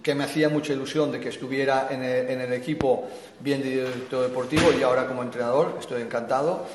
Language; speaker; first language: Spanish; non-native, local second language; Catalan